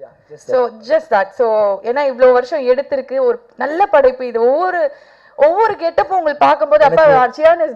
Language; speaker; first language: Tamil; native; Tamil